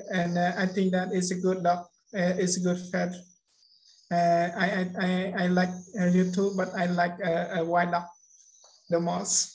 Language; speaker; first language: English; non-native, learner; Khmer